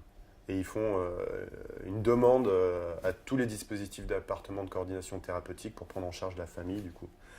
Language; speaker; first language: French; native; French